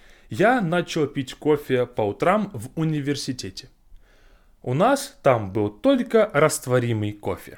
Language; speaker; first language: Russian; non-native, fluent; English